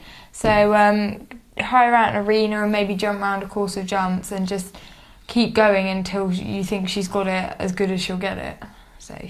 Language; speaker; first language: English; native; English